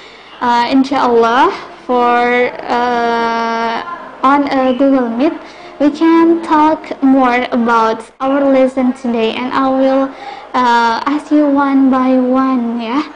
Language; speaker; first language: English; non-native, local second language; Indonesian